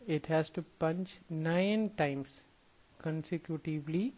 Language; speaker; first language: English; non-native, local second language; Malayalam